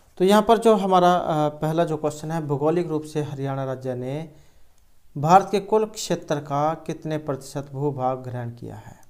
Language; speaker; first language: Hindi; native; Hindi